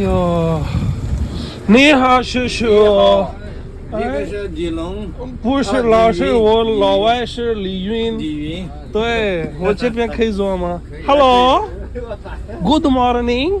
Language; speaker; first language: Chinese; non-native, learner; Urdu